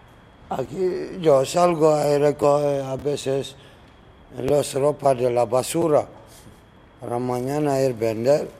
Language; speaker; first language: Spanish; non-native, learner; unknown